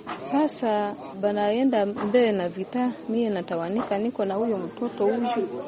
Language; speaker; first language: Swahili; non-native, local second language; Ganda